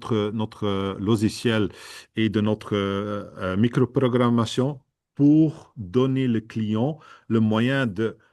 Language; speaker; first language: French; non-native, fluent; Dutch